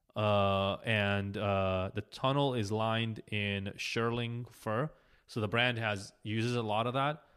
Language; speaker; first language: English; early bilingual, other home language; Hebrew